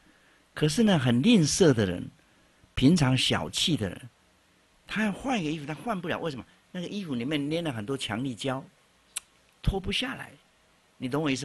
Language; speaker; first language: Chinese; native; Chinese